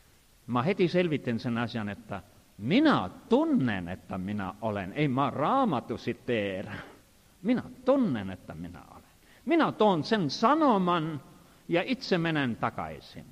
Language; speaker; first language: Finnish; non-native, fluent; Estonian